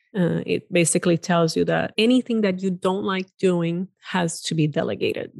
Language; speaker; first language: English; non-native, fluent; Portuguese